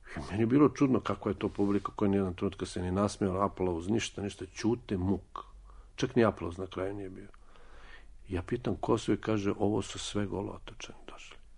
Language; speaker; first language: Serbian; native; Serbian